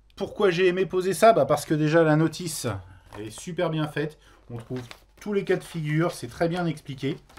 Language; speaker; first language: French; native; French